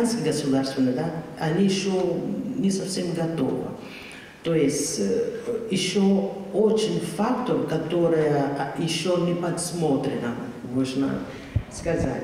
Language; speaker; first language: Russian; non-native, fluent; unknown